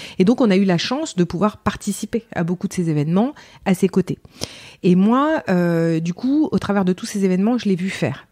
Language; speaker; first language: French; native; French